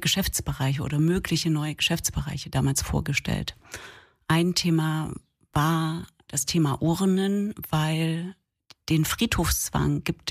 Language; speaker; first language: German; native; German